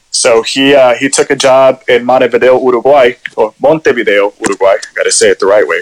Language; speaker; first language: English; early bilingual, other home language; Spanish